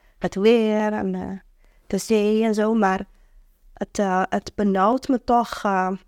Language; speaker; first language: Dutch; non-native, local second language; Papiamento